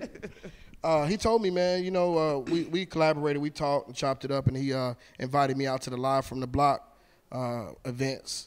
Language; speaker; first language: English; native; English